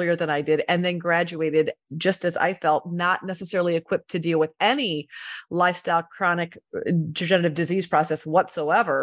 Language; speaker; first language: English; native; English